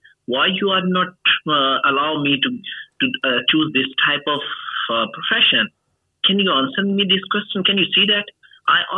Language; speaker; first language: English; non-native, local second language; Urdu